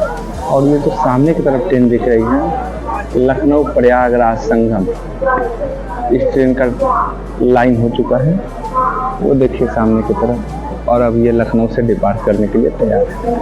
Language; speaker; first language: Hindi; native; Hindi